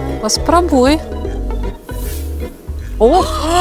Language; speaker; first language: Belarusian; native; Belarusian